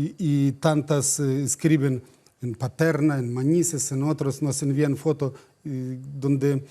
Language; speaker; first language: Spanish; non-native, fluent; Ukrainian